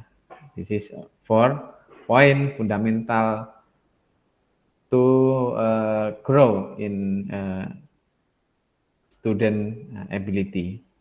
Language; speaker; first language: English; non-native, learner; Indonesian